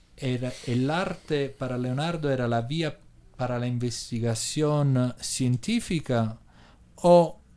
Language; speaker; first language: Spanish; non-native, fluent; Italian